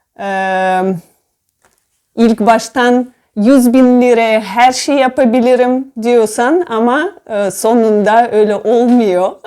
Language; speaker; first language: Turkish; non-native, learner; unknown